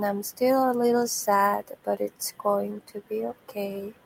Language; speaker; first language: English; non-native, learner; Korean